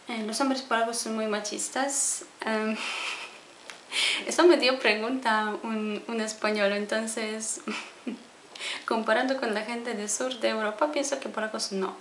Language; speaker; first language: Spanish; non-native, fluent; Polish